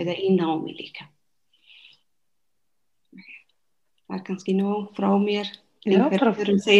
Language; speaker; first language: Icelandic; non-native, fluent; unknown